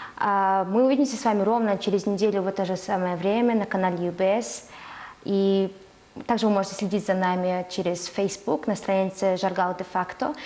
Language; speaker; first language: Russian; non-native, fluent; Mongolian